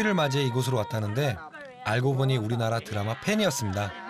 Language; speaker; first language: Korean; native; Korean